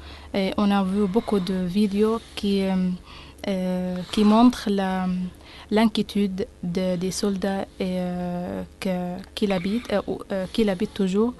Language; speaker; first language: French; non-native, learner; Arabic